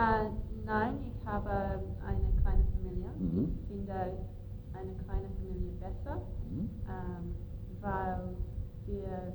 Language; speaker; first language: German; non-native, learner; English